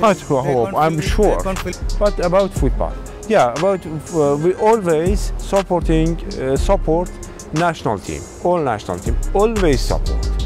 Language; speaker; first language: English; non-native, learner; Persian